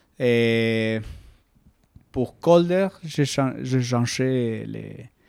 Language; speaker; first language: French; non-native, learner; Spanish